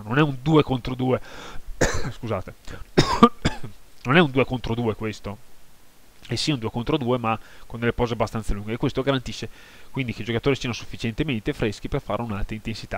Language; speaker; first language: Italian; native; Italian